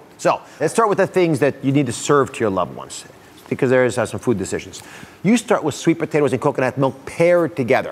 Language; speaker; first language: English; native; English